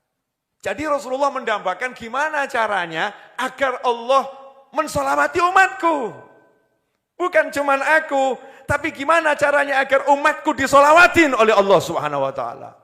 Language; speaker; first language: Indonesian; native; Indonesian